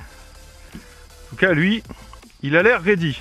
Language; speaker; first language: French; native; French